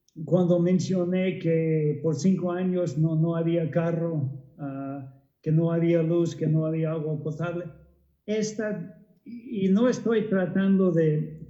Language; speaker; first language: Spanish; non-native, fluent; English